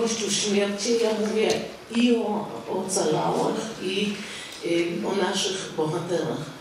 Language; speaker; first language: Polish; non-native, fluent; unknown